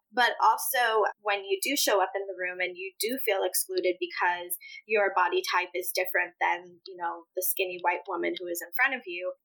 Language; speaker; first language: English; early bilingual, other home language; Spanish